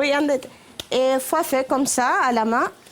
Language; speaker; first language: French; non-native, learner; Spanish